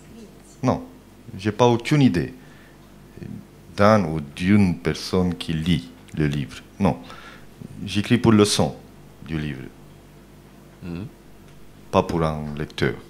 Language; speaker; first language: French; non-native, fluent; Romanian